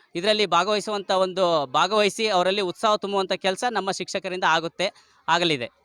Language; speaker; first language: Kannada; native; Kannada